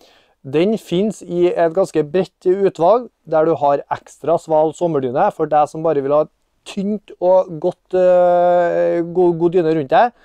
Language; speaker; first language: Norwegian; native; Norwegian